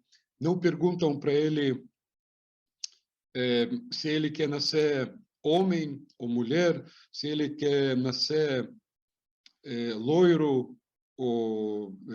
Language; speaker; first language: Portuguese; non-native, fluent; Hebrew